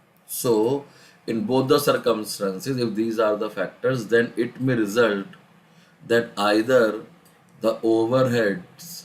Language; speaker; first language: English; non-native, local second language; Hindi